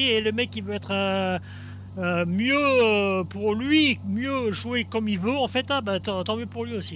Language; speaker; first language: French; native; French